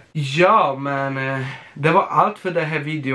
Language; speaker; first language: Swedish; non-native, fluent; Polish